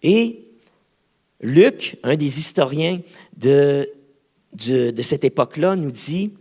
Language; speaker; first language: French; native; French